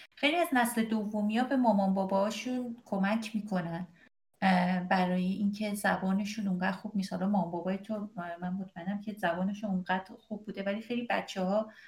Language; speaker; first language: Persian; native; Persian